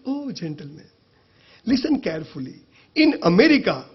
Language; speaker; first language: English; non-native, local second language; Gujarati